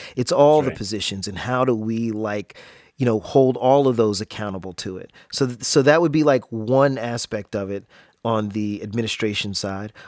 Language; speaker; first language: English; native; English